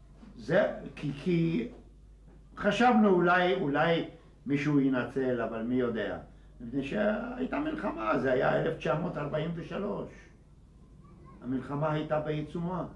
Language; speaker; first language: Hebrew; non-native, fluent; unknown